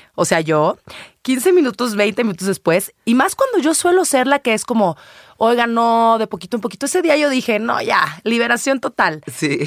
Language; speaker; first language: Spanish; native; Spanish